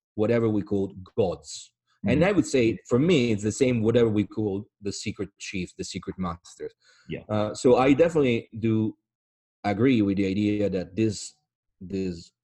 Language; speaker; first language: English; non-native, fluent; Italian